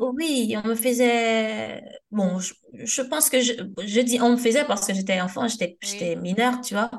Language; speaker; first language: French; non-native, local second language; Haitian Creole